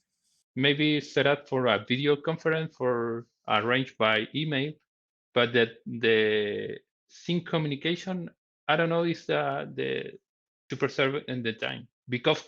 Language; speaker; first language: English; non-native, learner; Spanish